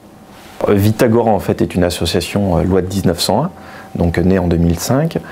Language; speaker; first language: French; native; French